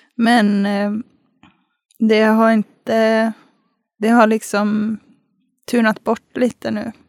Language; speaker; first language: Swedish; early bilingual, other home language; Finnish